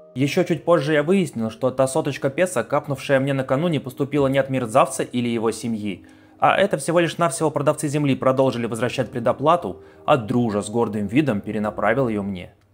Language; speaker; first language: Russian; native; Russian